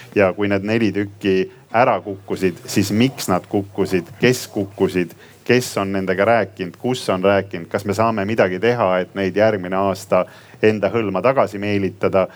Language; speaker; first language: Estonian; native; Estonian